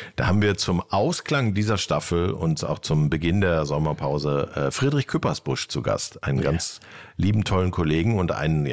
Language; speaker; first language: German; native; German